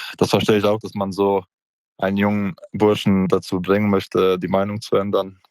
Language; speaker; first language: German; non-native, local second language; Polish